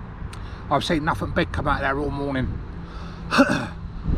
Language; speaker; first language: English; native; English